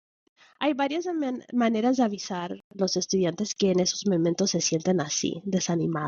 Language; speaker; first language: Spanish; early bilingual, heritage; Spanish